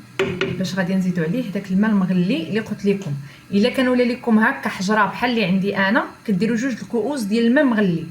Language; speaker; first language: Arabic; native; Arabic